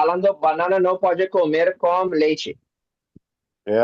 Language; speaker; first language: Portuguese; non-native, learner; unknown